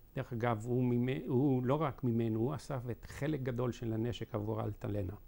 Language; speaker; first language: Hebrew; non-native, fluent; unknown